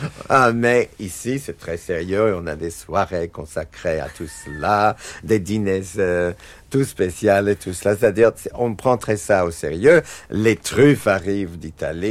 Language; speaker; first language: French; non-native, fluent; English